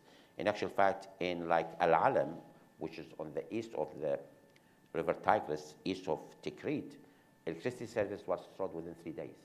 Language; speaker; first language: English; non-native, fluent; Arabic